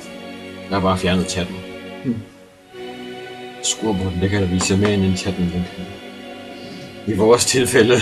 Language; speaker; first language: Danish; native; Danish